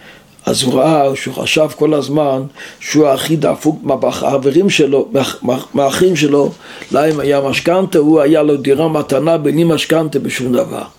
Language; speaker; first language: Hebrew; non-native, local second language; Yiddish